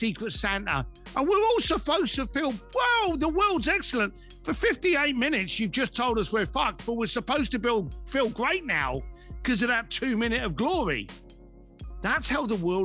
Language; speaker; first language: English; native; English